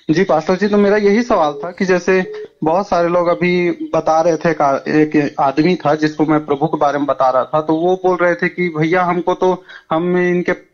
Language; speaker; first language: Hindi; native; Hindi